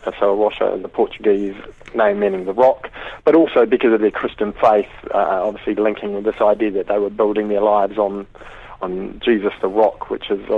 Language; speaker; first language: English; native; English